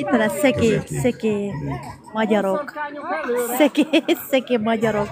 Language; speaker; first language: Hungarian; non-native, learner; Kazakh